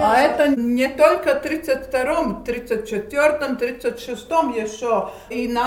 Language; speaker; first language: Russian; non-native, local second language; Latvian